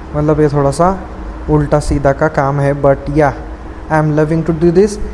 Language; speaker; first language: Hindi; non-native, local second language; Marathi